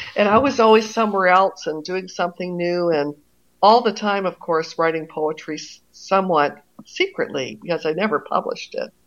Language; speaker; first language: English; native; English